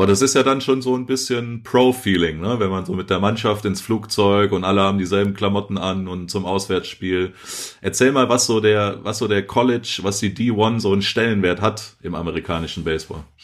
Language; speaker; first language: German; native; German